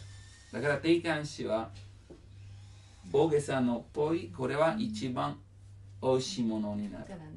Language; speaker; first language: Japanese; non-native, learner; Italian